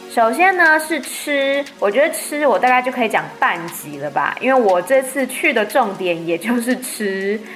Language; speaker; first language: Chinese; native; Chinese